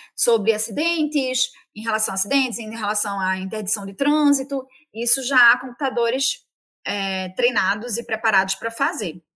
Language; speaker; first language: Portuguese; native; Portuguese